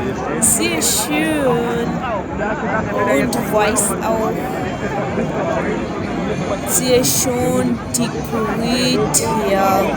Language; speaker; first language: German; non-native, learner; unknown